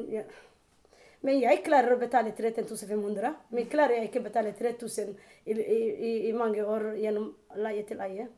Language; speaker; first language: Norwegian; non-native, learner; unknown